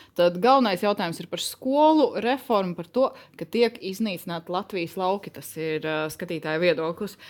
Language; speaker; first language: Latvian; native; Latvian